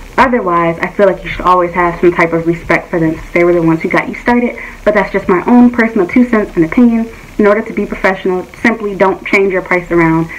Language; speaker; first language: English; native; English